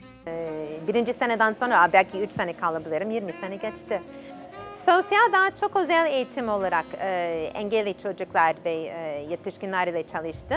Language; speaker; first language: Turkish; non-native, fluent; English